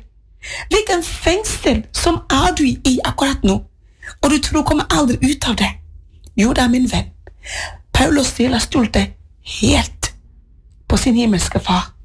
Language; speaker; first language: Norwegian; non-native, fluent; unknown